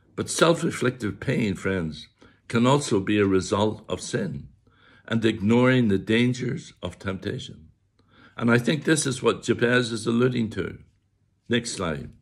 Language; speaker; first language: English; native; English